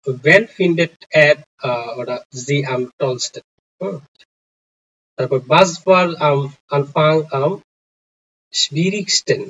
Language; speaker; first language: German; non-native, learner; Bangla